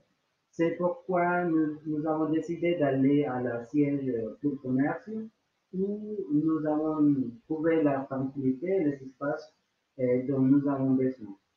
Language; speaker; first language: French; non-native, learner; Spanish